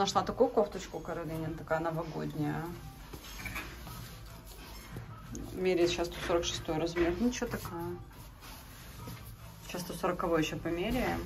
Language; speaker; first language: Russian; native; Russian